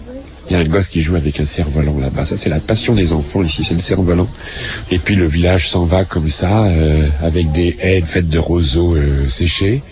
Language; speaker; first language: French; native; French